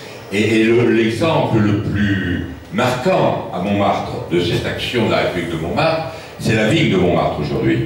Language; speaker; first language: French; native; French